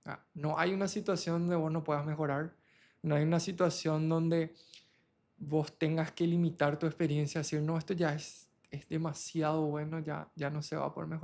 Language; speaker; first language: Spanish; native; Spanish